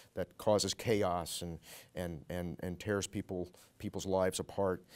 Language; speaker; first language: English; native; English